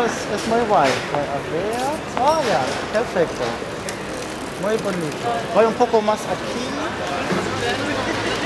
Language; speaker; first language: Spanish; non-native, learner; German